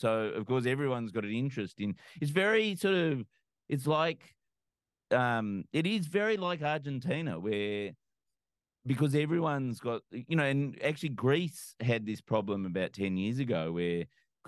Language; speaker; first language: English; native; English